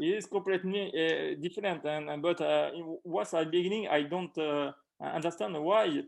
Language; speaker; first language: English; non-native, learner; French